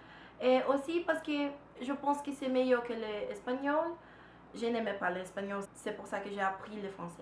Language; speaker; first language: French; non-native, learner; Portuguese